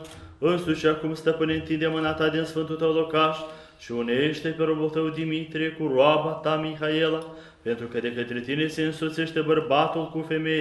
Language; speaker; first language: Romanian; native; Romanian